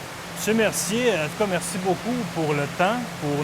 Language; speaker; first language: French; native; French